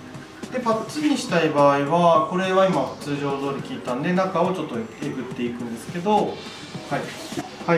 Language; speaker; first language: Japanese; native; Japanese